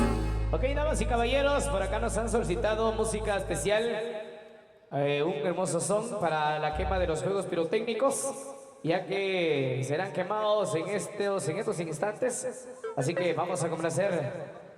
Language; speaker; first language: Spanish; native; Spanish